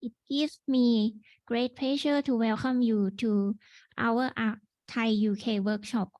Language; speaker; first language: English; non-native, fluent; Thai